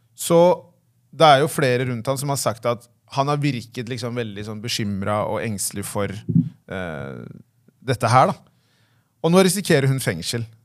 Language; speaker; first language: Norwegian; native; Norwegian